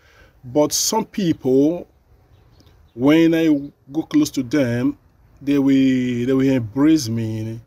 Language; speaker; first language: English; non-native, learner; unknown